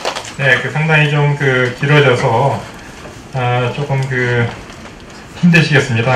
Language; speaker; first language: Korean; native; Korean